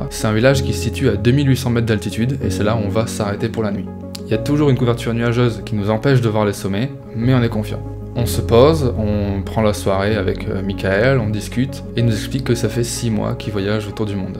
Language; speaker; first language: French; native; French